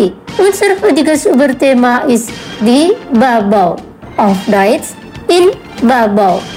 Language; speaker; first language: German; non-native, learner; Indonesian